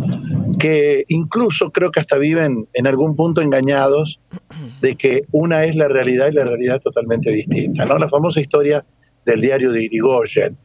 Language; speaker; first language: Spanish; native; Spanish